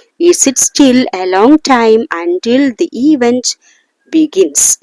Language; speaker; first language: English; non-native, local second language; Malayalam